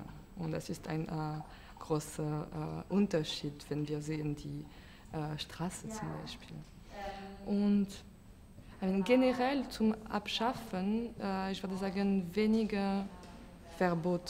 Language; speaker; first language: German; non-native, fluent; French